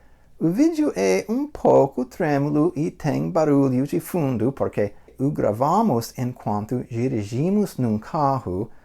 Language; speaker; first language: Portuguese; non-native, fluent; English